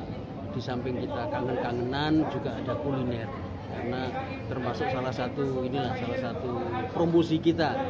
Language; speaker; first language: Indonesian; native; Indonesian